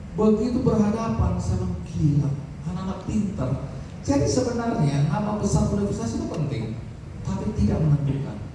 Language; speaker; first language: Indonesian; native; Indonesian